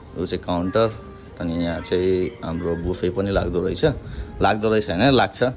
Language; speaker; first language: Nepali; native; Nepali